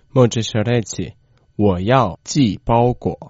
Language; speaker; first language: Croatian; non-native, fluent; Chinese